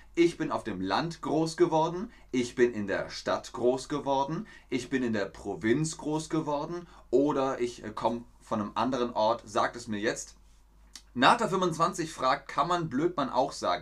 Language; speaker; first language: German; native; German